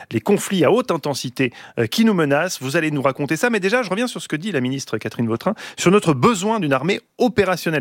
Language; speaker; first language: French; native; French